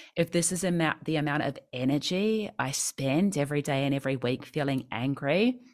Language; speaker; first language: English; native; English